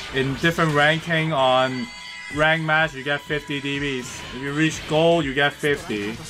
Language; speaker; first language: English; non-native, local second language; Cantonese